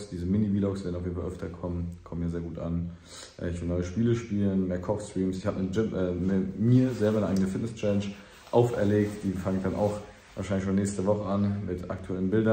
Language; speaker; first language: German; native; German